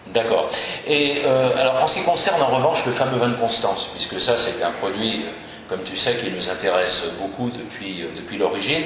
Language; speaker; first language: French; native; French